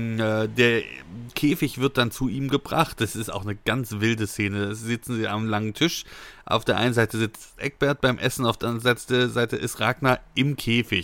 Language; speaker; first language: German; native; German